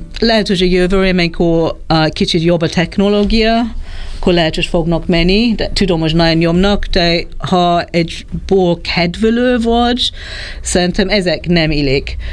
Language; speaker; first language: Hungarian; non-native, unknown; English